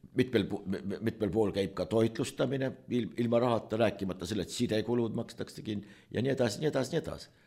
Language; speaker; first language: Estonian; native; Estonian